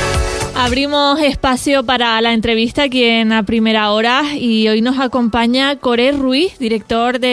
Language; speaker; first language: Spanish; native; Spanish